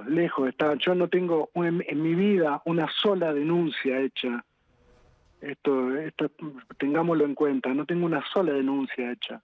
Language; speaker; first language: Spanish; native; Spanish